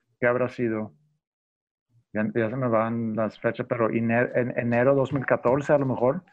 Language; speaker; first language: Spanish; non-native, fluent; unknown